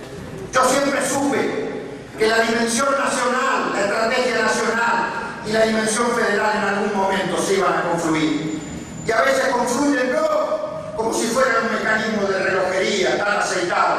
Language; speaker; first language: Spanish; native; Spanish